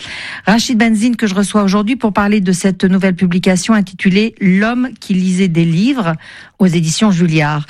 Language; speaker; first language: French; native; French